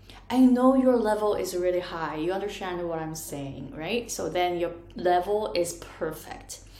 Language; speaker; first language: English; non-native, fluent; Japanese